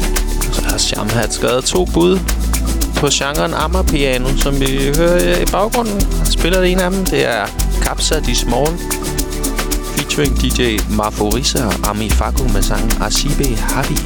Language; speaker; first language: Danish; native; Danish